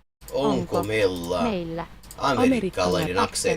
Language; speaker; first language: Finnish; non-native, learner; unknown